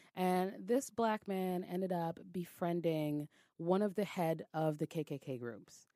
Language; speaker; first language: English; native; English